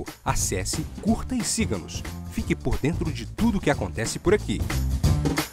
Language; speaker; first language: Portuguese; native; Portuguese